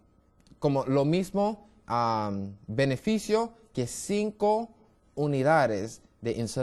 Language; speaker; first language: Spanish; non-native, learner; English